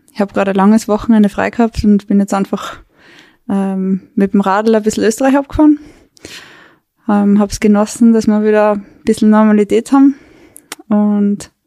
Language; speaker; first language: German; native; German